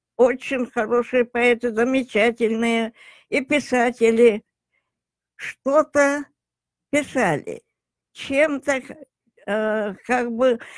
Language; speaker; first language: Russian; non-native, local second language; Tajik